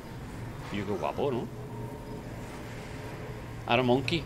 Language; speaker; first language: Spanish; native; Spanish